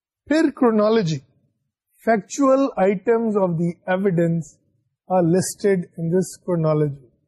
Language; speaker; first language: English; non-native, local second language; Urdu